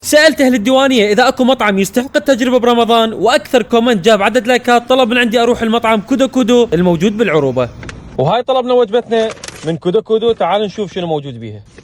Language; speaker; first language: Arabic; native; Arabic